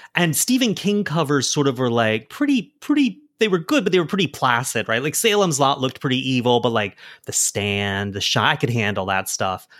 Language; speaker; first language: English; native; English